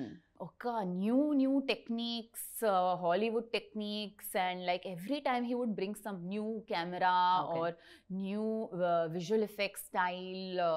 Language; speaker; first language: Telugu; non-native, learner; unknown